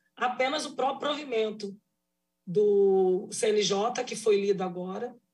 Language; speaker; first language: Portuguese; native; Portuguese